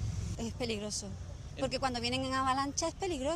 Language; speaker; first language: Spanish; native; Spanish